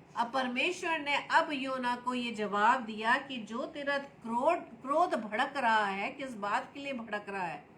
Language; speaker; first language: Hindi; native; Hindi